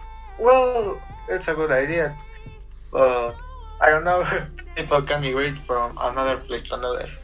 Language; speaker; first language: English; non-native, learner; Spanish